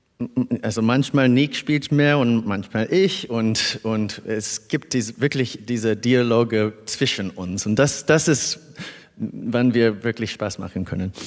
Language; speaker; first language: German; non-native, fluent; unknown